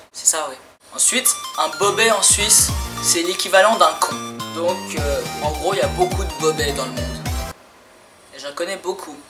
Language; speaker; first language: French; native; French